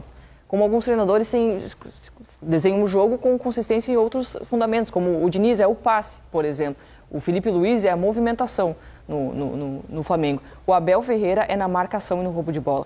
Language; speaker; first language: Portuguese; native; Portuguese